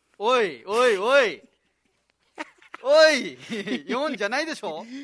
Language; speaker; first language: Japanese; non-native, fluent; Nepali